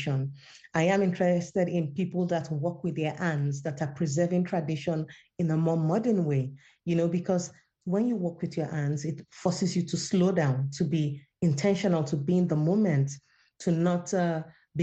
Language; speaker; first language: English; non-native, local second language; Yoruba